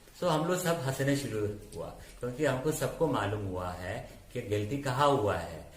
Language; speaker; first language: Hindi; non-native, local second language; Malayalam